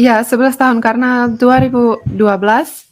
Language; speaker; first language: Indonesian; non-native, fluent; Finnish